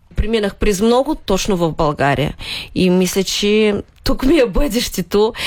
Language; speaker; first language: Bulgarian; early bilingual, heritage; Bulgarian